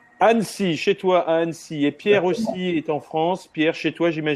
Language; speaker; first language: French; native; French